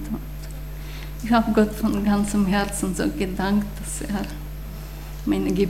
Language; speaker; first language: German; non-native, learner; Russian